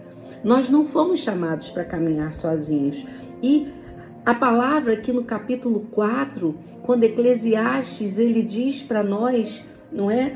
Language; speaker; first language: Portuguese; native; Portuguese